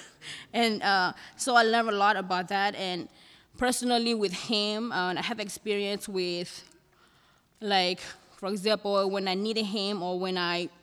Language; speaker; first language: English; non-native, fluent; Thai